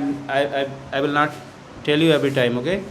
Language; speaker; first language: English; non-native, fluent; Hindi